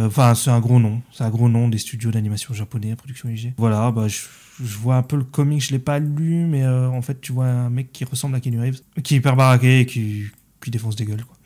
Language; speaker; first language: French; native; French